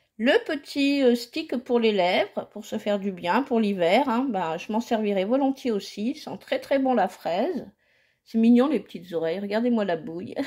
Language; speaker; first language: French; native; French